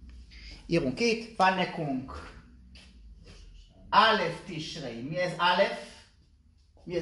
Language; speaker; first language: Hungarian; non-native, learner; Hebrew